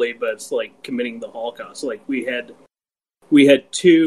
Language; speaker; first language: English; native; English